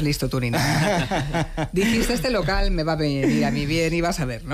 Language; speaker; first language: Spanish; native; Spanish